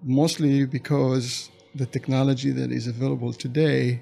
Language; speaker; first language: English; non-native, fluent; Hebrew